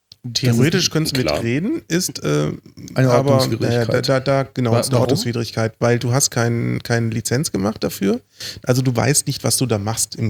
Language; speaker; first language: German; native; German